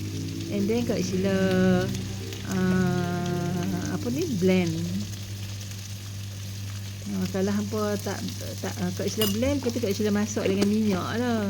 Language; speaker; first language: Malay; native; Malay